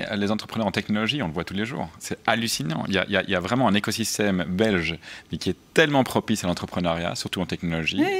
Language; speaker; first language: French; native; French